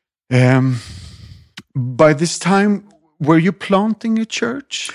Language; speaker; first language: English; non-native, fluent; Swedish